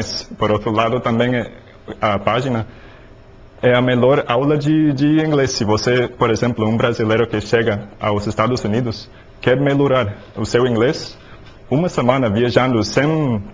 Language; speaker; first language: Portuguese; non-native, learner; English